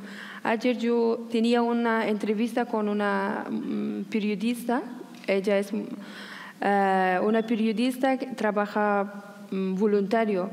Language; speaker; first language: Spanish; non-native, learner; Persian